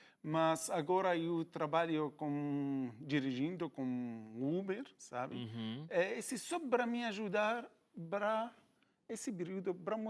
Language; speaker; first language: Portuguese; non-native, learner; Arabic